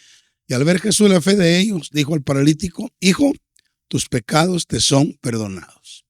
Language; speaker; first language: Spanish; native; Spanish